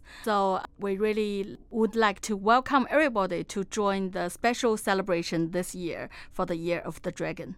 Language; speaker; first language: English; non-native, fluent; Chinese